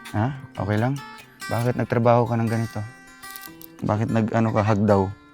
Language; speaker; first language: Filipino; non-native, local second language; Cebuano